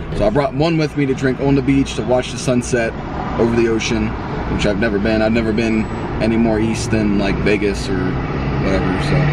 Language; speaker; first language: English; native; English